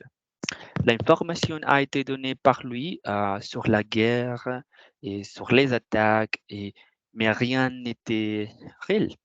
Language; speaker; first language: French; non-native, learner; Spanish